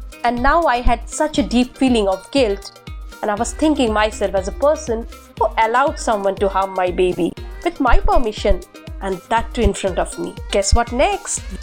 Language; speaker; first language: English; non-native, local second language; Bangla